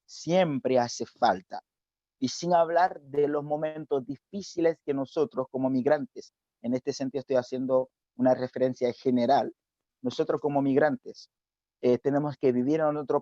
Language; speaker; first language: Spanish; non-native, fluent; Haitian Creole